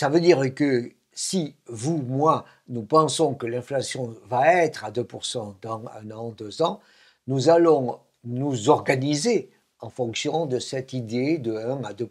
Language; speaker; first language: French; native; French